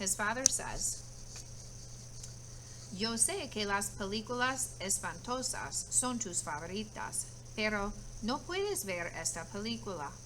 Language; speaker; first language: Spanish; non-native, fluent; English